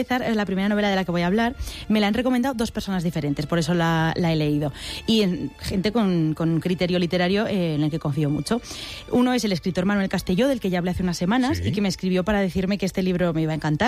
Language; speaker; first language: Spanish; native; Spanish